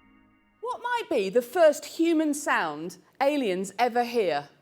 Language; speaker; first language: English; native; English